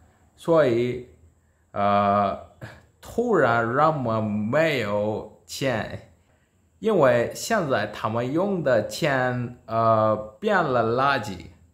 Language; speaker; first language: Chinese; non-native, learner; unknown